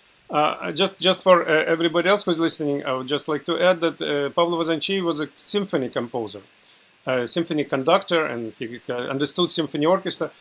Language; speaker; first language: English; non-native, fluent; Russian